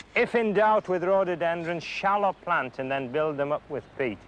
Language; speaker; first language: English; native; English